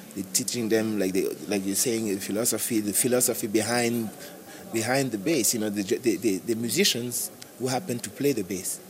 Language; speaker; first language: English; non-native, local second language; French